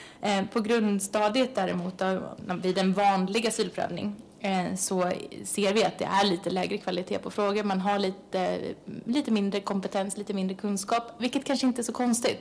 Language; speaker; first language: Swedish; native; Swedish